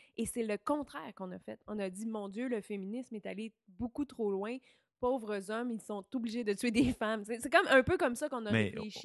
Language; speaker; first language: French; native; French